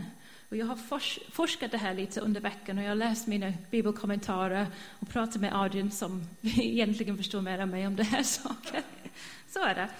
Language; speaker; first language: Swedish; non-native, fluent; English